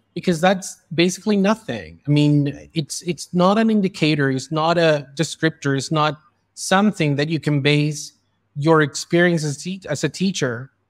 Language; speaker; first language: English; early bilingual, other home language; Spanish